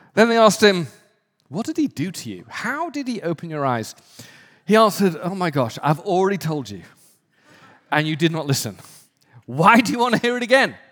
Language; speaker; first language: English; native; English